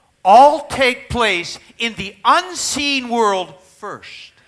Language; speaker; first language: English; native; English